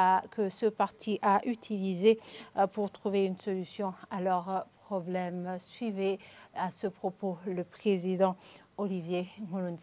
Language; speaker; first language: French; non-native, local second language; Rundi